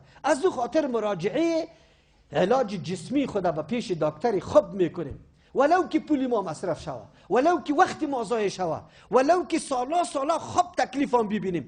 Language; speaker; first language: Persian; native; Persian